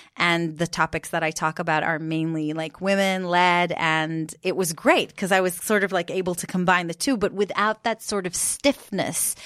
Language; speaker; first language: English; non-native, fluent; Hebrew